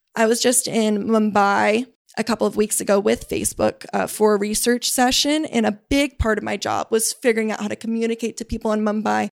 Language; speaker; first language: English; native; English